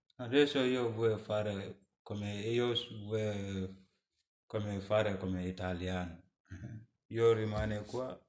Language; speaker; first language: Italian; non-native, learner; Mandingo